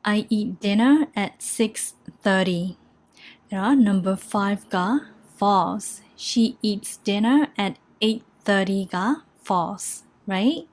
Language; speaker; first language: English; non-native, fluent; Burmese